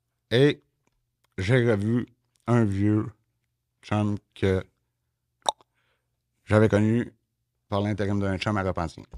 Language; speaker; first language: French; native; French